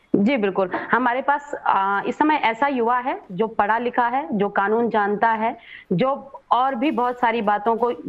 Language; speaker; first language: Hindi; native; Hindi